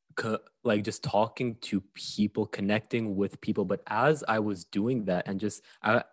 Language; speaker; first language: English; early bilingual, other home language; Arabic